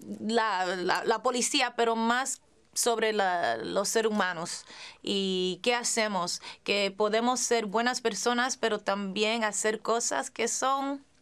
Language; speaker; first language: Spanish; early bilingual, heritage; English